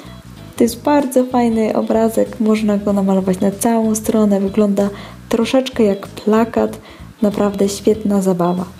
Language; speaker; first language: Polish; native; Polish